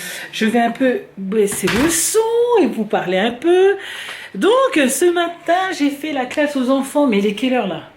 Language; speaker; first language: French; native; French